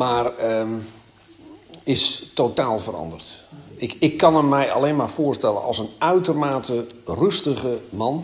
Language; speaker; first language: Dutch; native; Dutch